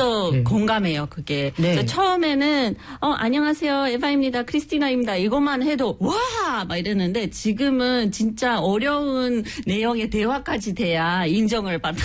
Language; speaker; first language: Korean; non-native, fluent; English